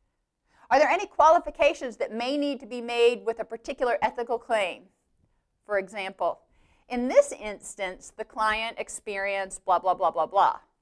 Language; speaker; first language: English; native; English